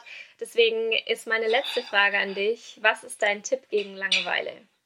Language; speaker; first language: German; native; German